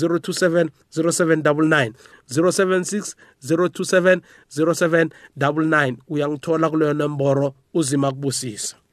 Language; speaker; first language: Zulu; non-native, local second language; South Ndebele